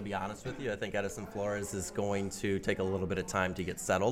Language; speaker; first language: English; native; English